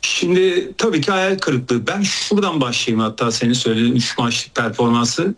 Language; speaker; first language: Turkish; native; Turkish